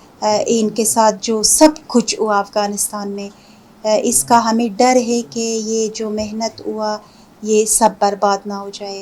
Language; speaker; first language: Hindi; non-native, fluent; Punjabi